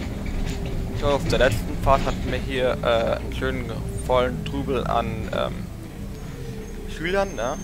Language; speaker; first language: German; native; German